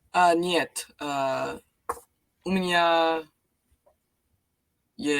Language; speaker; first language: Russian; non-native, learner; English